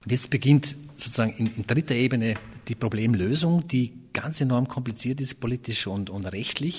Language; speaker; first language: German; native; German